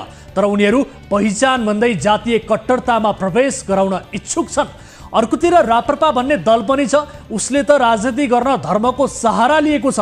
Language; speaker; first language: Nepali; native; Nepali